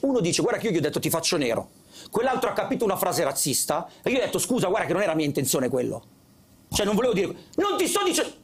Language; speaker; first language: Italian; native; Italian